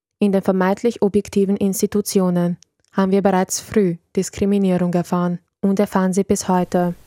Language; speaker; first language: German; early bilingual, other home language; Serbian